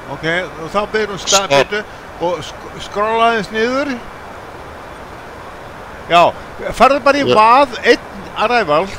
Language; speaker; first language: Icelandic; native; Icelandic